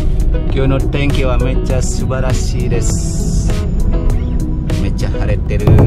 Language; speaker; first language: Japanese; non-native, fluent; Indonesian